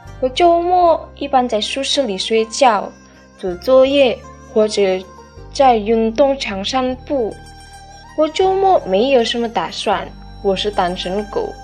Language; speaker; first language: Chinese; non-native, fluent; Indonesian